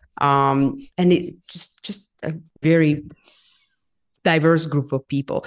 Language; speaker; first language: English; non-native, fluent; Italian